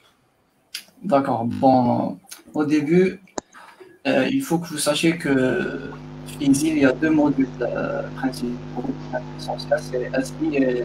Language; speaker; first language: French; non-native, local second language; Arabic